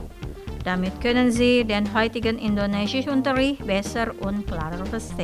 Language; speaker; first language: German; non-native, fluent; Indonesian